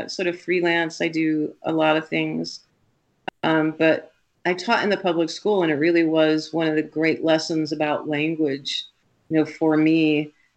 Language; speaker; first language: English; native; English